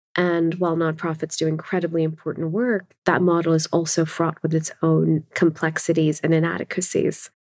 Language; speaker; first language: English; non-native, local second language; Urdu